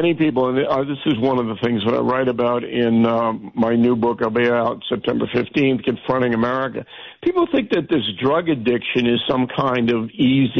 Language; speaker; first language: English; native; English